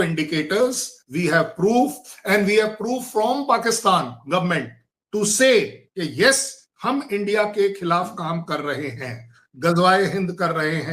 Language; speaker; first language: Hindi; native; Hindi